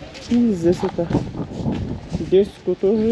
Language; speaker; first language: Russian; non-native, local second language; Kyrgyz